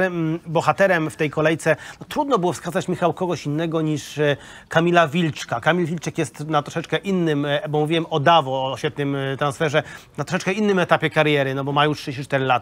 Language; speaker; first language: Polish; native; Polish